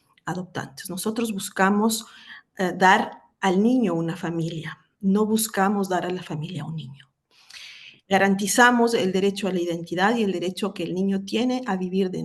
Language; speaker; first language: Spanish; native; Spanish